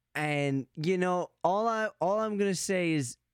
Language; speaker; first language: English; native; English